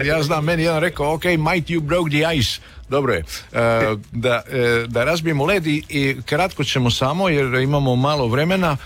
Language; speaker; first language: Serbian; native; Serbian